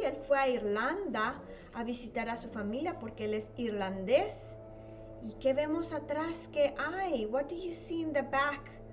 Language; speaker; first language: Spanish; native; Spanish